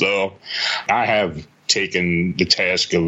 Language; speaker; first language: English; native; English